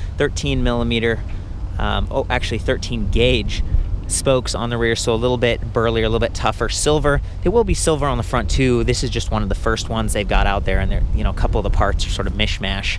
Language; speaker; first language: English; native; English